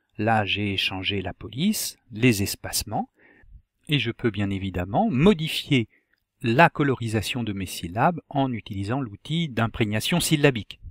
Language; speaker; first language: French; native; French